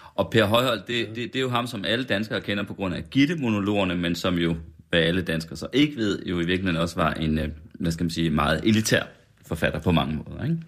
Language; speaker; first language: Danish; native; Danish